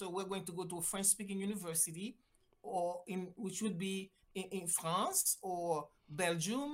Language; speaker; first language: English; non-native, fluent; Haitian Creole